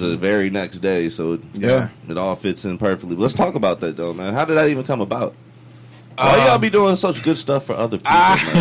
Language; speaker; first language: English; native; English